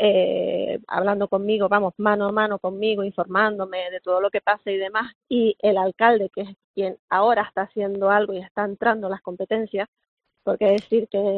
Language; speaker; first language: Spanish; native; Spanish